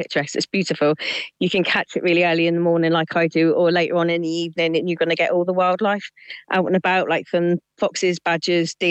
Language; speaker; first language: English; native; English